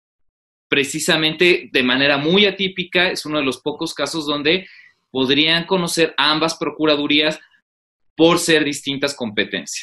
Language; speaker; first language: Spanish; native; Spanish